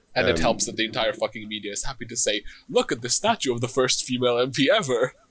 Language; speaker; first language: English; non-native, fluent; Hebrew